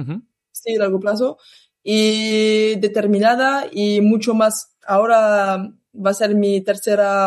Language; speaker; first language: Spanish; non-native, learner; French